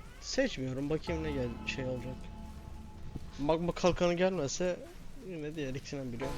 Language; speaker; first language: Turkish; native; Turkish